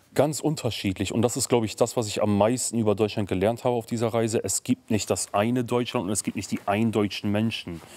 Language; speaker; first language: German; early bilingual, other home language; Kurdish